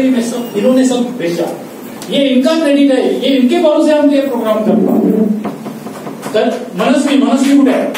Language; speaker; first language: Hindi; non-native, local second language; Marathi